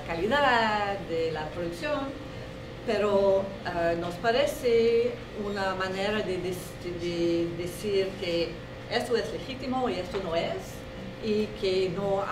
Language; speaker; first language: Spanish; non-native, fluent; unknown